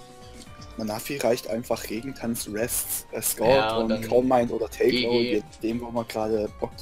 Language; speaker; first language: German; native; German